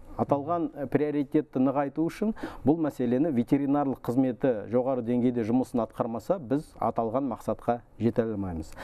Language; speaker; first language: Kazakh; native; Kazakh